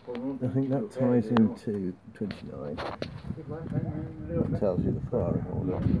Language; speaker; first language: English; native; English